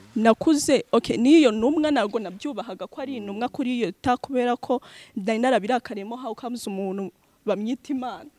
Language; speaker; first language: Kinyarwanda; native; Kinyarwanda